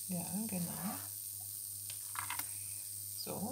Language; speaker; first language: German; non-native, learner; Bulgarian